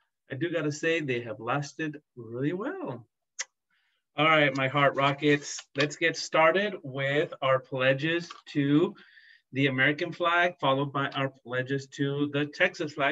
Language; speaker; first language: English; native; English